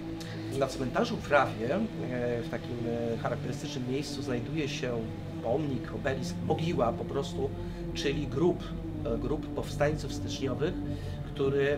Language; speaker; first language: Polish; native; Polish